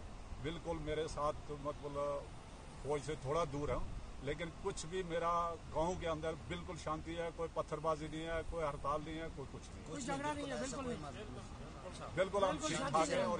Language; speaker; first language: Urdu; non-native, local second language; Kashmiri